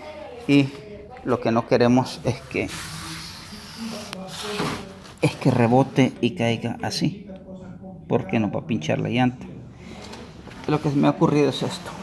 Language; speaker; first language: Spanish; native; Spanish